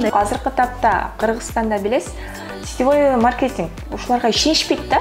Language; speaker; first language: Kyrgyz; native; Kyrgyz